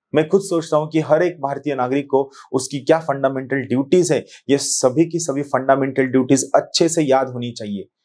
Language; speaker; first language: Hindi; non-native, local second language; Marathi